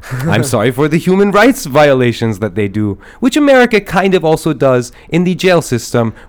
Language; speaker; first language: English; early bilingual, other home language; Persian